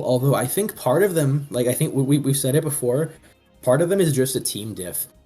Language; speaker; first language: English; native; English